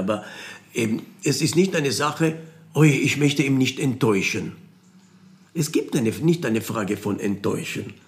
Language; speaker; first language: German; non-native, fluent; Hebrew